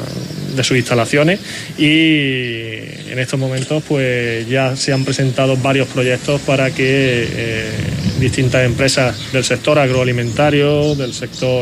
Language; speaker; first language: Spanish; native; Spanish